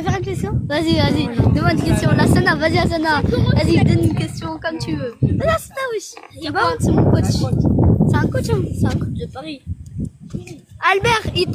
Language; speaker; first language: French; early bilingual, other home language; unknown